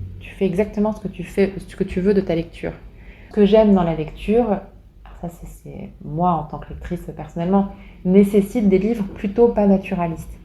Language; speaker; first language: French; native; French